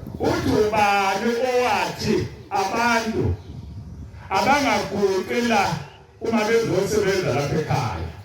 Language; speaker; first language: Zulu; native; Zulu